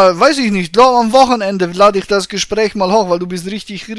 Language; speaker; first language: German; native; German